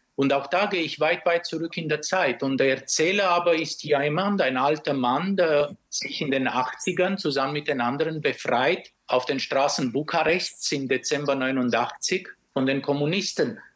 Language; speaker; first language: German; early bilingual, other home language; Romanian